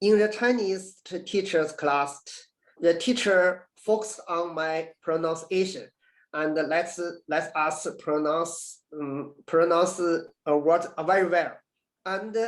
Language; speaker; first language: English; non-native, learner; Chinese